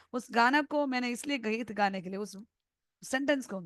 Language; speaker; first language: Hindi; non-native, local second language; Malayalam